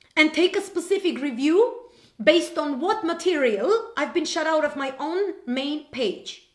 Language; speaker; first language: English; non-native, fluent; Armenian